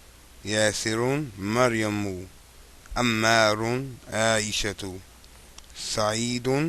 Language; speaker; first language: Arabic; non-native, fluent; English